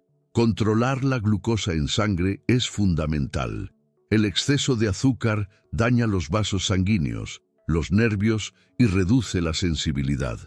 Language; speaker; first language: Spanish; native; Spanish